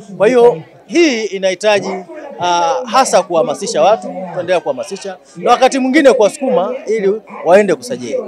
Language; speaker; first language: Swahili; native; Swahili